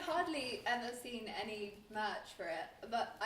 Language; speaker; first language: English; native; English